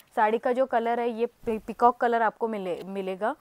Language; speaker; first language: Hindi; non-native, local second language; Marathi